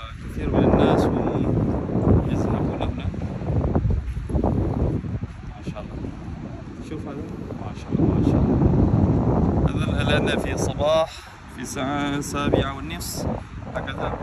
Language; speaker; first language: Arabic; non-native, fluent; Malay